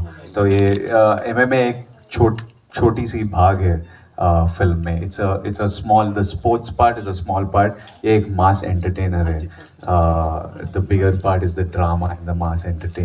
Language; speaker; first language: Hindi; non-native, local second language; Telugu